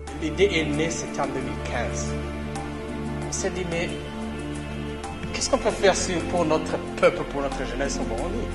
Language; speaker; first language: French; non-native, local second language; Rundi